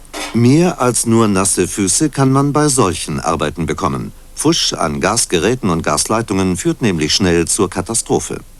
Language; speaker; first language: German; native; German